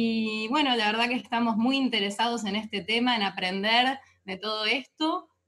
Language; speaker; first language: Spanish; native; Spanish